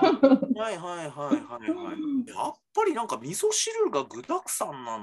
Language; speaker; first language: Japanese; native; Japanese